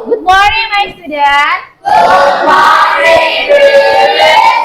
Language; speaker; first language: English; non-native, learner; Indonesian